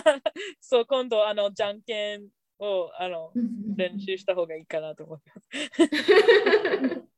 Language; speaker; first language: Japanese; non-native, fluent; English